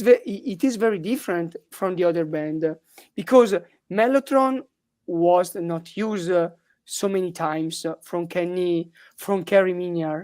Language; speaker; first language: English; non-native, learner; Italian